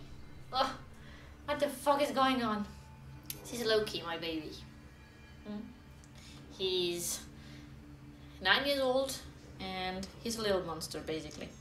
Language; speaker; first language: English; non-native, fluent; French